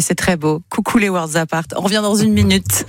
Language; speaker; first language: French; native; French